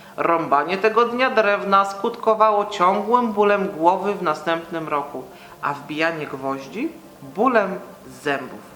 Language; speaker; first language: Polish; native; Polish